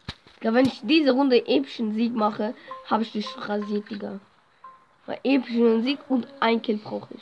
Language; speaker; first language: German; native; German